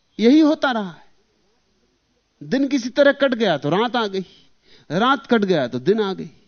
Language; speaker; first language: Hindi; native; Hindi